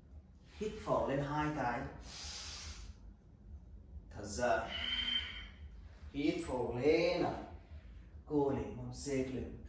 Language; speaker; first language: Vietnamese; non-native, learner; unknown